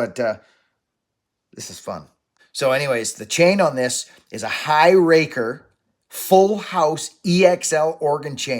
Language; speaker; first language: English; native; English